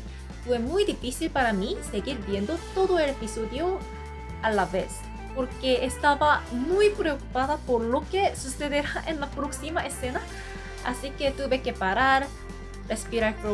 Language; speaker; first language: Spanish; non-native, fluent; Korean